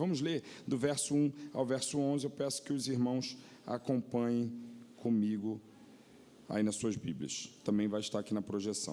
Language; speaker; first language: Portuguese; native; Portuguese